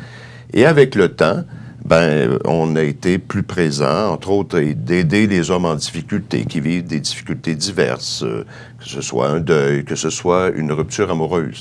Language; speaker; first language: French; native; French